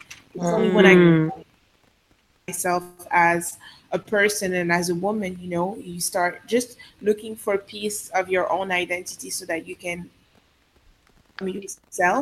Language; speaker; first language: English; non-native, fluent; Sango